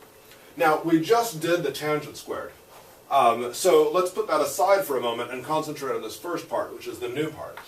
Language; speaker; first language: English; native; English